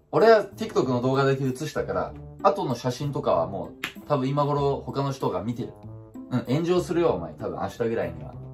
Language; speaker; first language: Japanese; non-native, fluent; Turkish